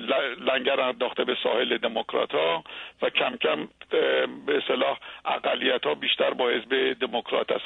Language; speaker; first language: Persian; native; Persian